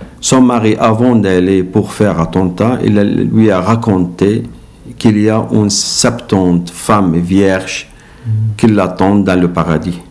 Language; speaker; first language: French; non-native, learner; Arabic